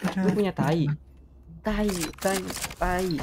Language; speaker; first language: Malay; non-native, local second language; Javanese